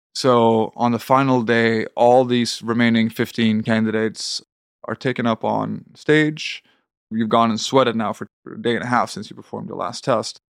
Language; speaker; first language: English; non-native, fluent; Swedish